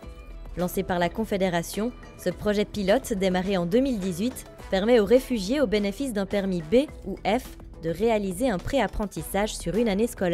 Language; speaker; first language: French; native; French